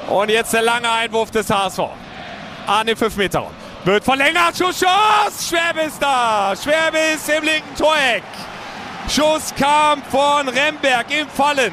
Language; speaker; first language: German; native; German